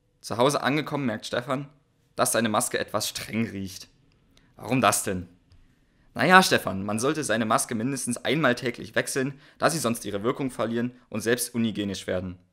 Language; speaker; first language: German; native; German